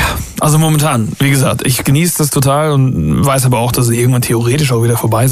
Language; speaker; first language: German; native; German